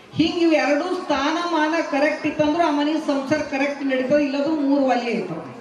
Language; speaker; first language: Kannada; native; Kannada